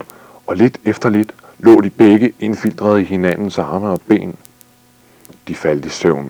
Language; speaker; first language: Danish; native; Danish